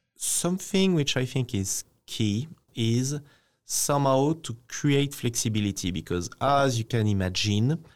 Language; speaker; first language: English; non-native, fluent; French